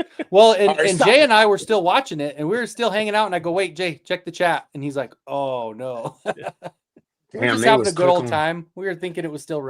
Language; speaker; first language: English; native; English